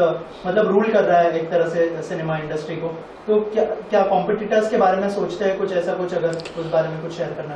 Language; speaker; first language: Hindi; native; Hindi